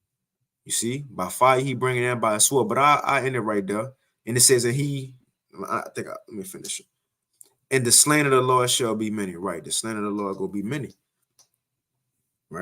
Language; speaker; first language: English; native; English